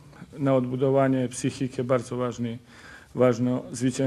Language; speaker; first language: Polish; non-native, learner; Serbian